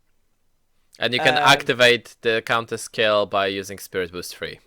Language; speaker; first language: English; native; English